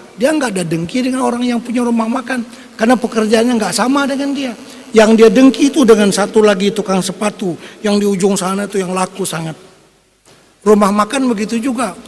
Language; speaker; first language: Indonesian; non-native, local second language; Banjar